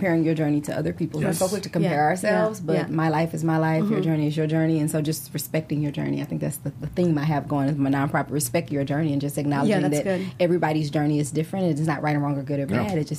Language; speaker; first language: English; native; English